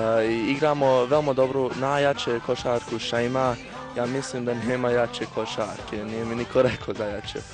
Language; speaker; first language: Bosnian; early bilingual, heritage; Bosnian